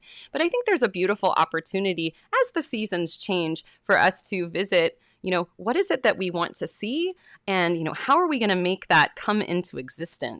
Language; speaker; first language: English; native; English